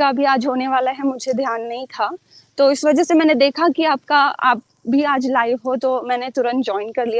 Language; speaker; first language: Hindi; native; Hindi